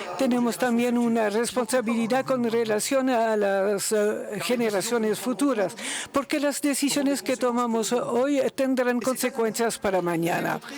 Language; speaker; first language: Spanish; non-native, fluent; Luxembourgish